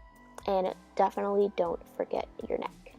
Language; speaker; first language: English; native; English